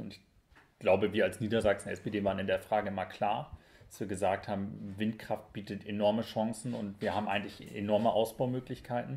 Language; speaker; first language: German; native; German